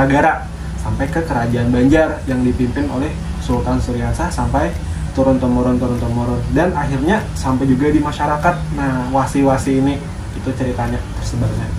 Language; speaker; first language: Indonesian; non-native, local second language; Banjar